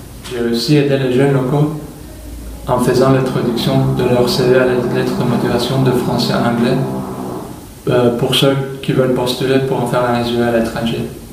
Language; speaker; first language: French; non-native, fluent; Turkish